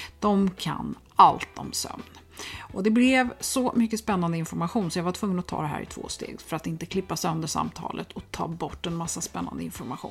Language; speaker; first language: Swedish; native; Swedish